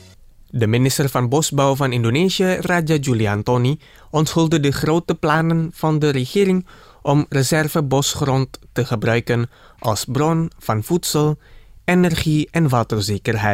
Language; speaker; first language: Dutch; non-native, fluent; Indonesian